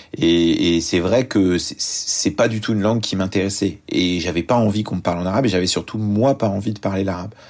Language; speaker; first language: French; early bilingual, other home language; Arabic